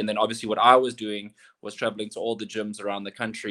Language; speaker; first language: English; native; English